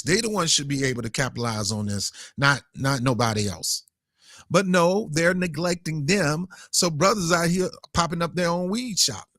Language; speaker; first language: English; native; English